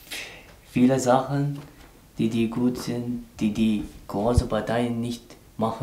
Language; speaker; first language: German; non-native, learner; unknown